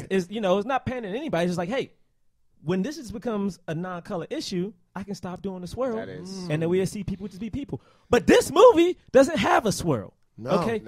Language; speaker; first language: English; native; English